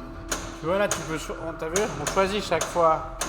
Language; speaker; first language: French; native; French